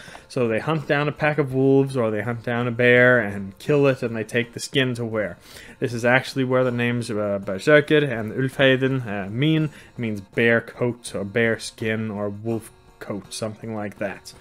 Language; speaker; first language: English; non-native, fluent; Swedish